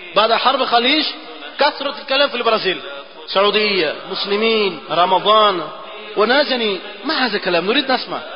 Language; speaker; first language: Arabic; non-native, fluent; Portuguese